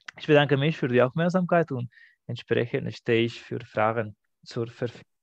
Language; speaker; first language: German; non-native, fluent; Spanish